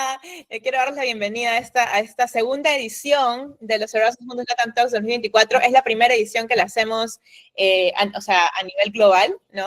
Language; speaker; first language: Spanish; native; Spanish